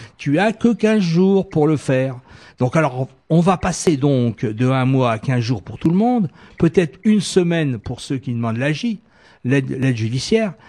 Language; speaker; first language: French; native; French